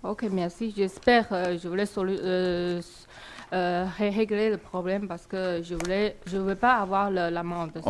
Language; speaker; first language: French; non-native, learner; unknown